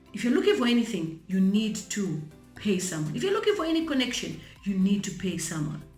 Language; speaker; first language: English; non-native, local second language; Bemba